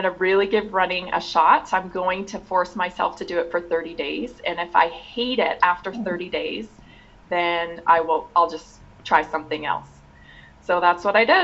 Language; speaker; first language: English; native; English